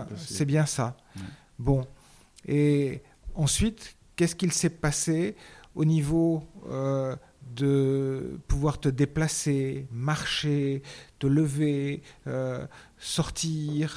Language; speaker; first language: French; native; French